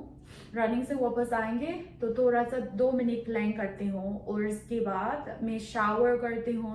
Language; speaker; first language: Hindi; non-native, local second language; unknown